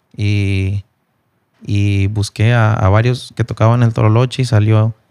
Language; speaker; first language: Spanish; early bilingual, heritage; Spanish